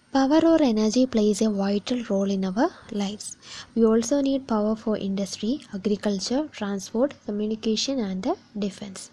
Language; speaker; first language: English; non-native, local second language; Malayalam